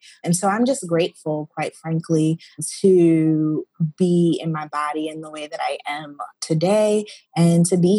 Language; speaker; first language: English; native; English